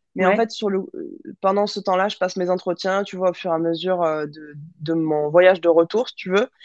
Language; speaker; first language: French; native; French